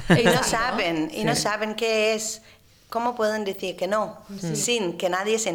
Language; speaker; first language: Spanish; non-native, fluent; English